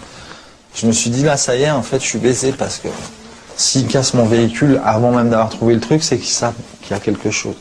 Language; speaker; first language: French; native; French